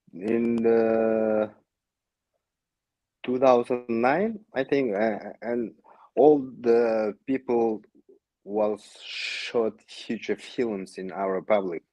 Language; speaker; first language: English; non-native, learner; Yakut